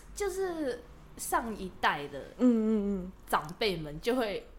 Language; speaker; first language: Chinese; non-native, local second language; Cantonese